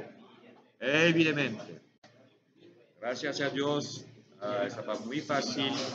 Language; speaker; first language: Spanish; non-native, learner; French